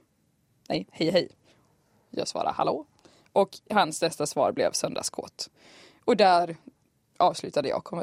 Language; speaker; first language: Swedish; native; Swedish